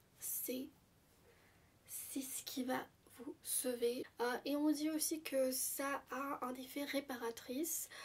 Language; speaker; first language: French; non-native, fluent; Armenian